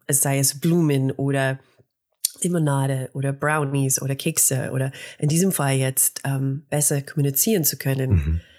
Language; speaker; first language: German; non-native, fluent; English